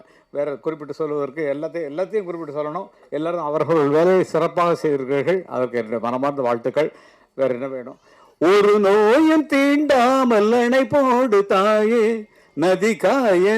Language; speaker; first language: Tamil; native; Tamil